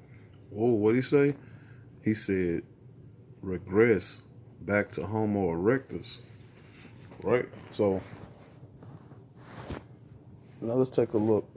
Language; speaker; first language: English; native; English